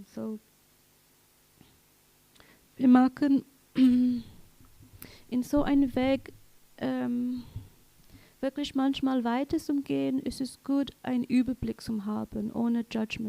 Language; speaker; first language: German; non-native, learner; English